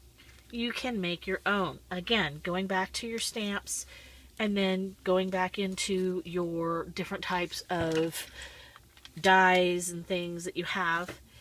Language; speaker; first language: English; native; English